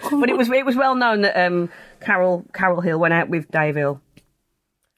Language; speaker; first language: English; native; English